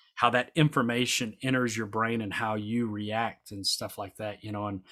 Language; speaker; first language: English; native; English